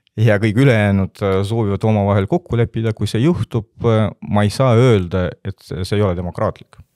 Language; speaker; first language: Estonian; non-native, local second language; Russian